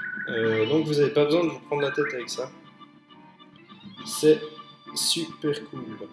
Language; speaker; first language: French; native; French